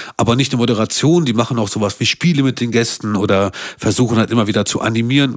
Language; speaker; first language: German; early bilingual, other home language; Albanian